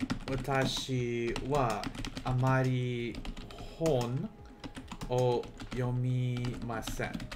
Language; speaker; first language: Japanese; non-native, fluent; English